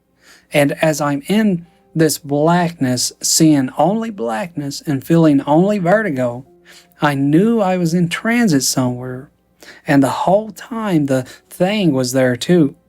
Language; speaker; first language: English; native; English